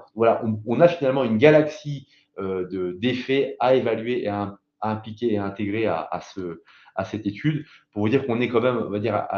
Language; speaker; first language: French; native; French